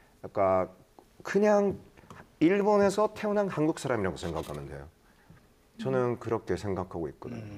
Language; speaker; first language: Korean; early bilingual, heritage; Korean